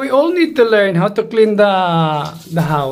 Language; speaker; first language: English; non-native, local second language; Filipino